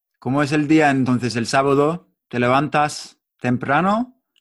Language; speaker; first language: Spanish; non-native, learner; English